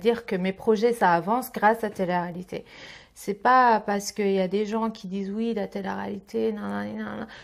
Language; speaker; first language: French; native; French